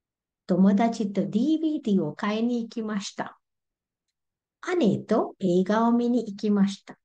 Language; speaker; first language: Japanese; non-native, fluent; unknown